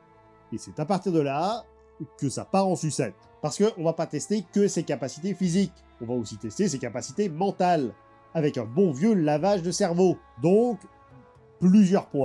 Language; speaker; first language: French; native; French